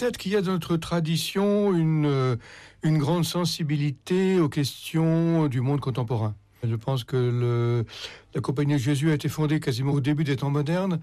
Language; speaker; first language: French; native; French